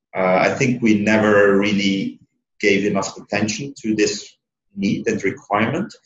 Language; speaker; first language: English; non-native, fluent; Italian